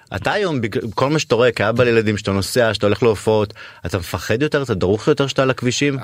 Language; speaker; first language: Hebrew; native; Hebrew